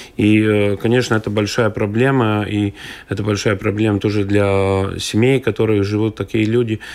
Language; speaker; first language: Russian; non-native, local second language; Latvian